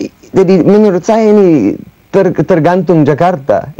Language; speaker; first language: Indonesian; non-native, fluent; English